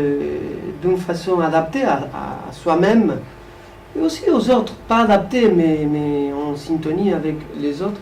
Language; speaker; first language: French; non-native, fluent; Spanish